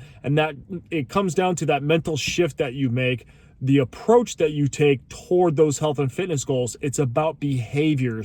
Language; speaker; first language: English; native; English